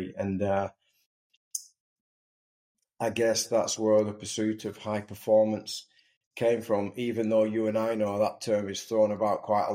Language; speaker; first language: English; native; English